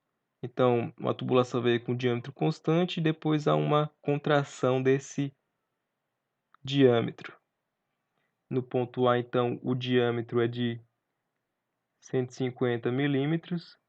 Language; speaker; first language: Portuguese; native; Portuguese